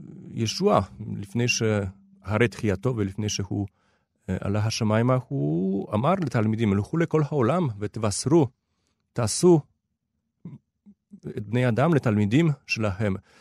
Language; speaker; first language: Hebrew; non-native, fluent; Polish